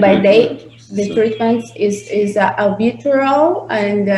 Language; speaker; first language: English; non-native, learner; Portuguese